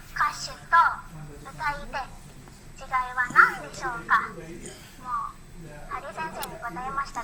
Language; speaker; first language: Japanese; non-native, learner; Indonesian